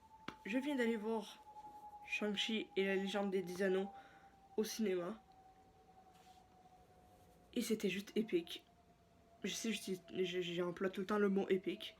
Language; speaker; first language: French; native; French